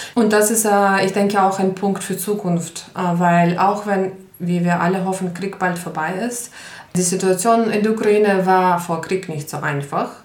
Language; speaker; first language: German; non-native, fluent; Ukrainian